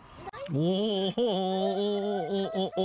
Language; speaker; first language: Japanese; native; Japanese